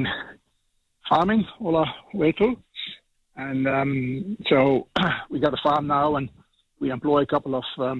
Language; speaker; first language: English; non-native, fluent; Dutch